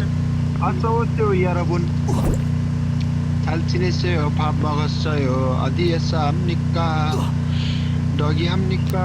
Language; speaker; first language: Korean; non-native, learner; Nepali